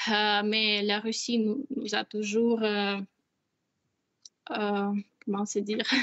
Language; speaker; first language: French; non-native, fluent; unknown